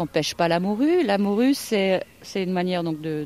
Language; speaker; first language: French; non-native, fluent; Norwegian